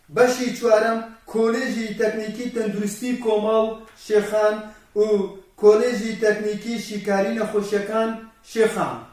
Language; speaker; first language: Central Kurdish; non-native, local second language; Kurdish